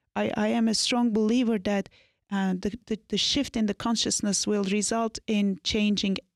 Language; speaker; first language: English; non-native, fluent; Turkish